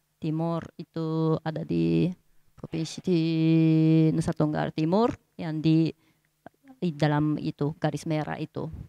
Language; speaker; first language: Indonesian; non-native, fluent; Japanese